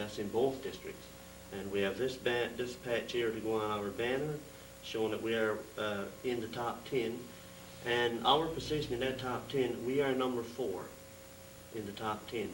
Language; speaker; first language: English; native; English